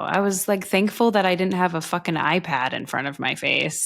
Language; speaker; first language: English; native; English